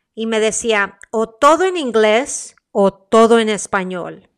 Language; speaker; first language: Spanish; native; Spanish